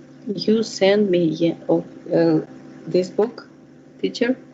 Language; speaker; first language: English; non-native, learner; Spanish